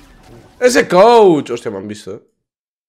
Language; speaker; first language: Spanish; native; Spanish